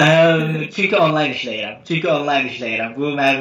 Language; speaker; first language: Azerbaijani; non-native, fluent; Turkish